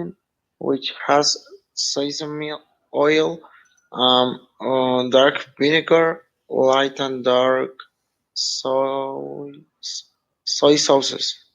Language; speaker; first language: English; non-native, learner; Spanish